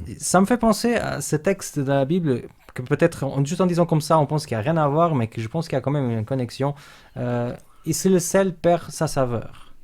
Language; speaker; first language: French; non-native, fluent; Portuguese